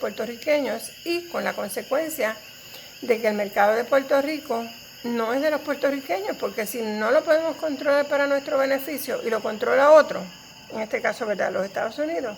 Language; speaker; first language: Spanish; native; Spanish